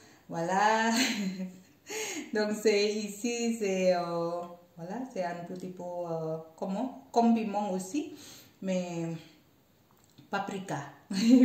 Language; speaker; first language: French; non-native, learner; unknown